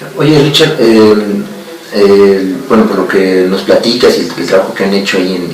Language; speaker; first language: Spanish; native; Spanish